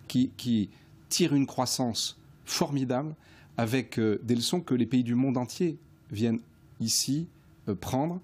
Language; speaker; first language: French; native; French